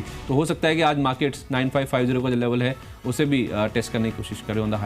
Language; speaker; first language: Hindi; native; Hindi